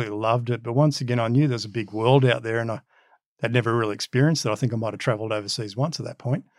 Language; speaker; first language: English; early bilingual, other home language; Macedonian